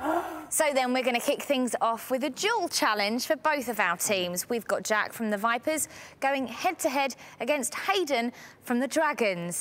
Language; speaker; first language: English; native; English